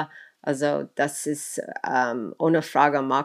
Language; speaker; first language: German; non-native, fluent; English